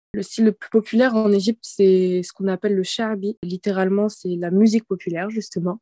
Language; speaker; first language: French; native; French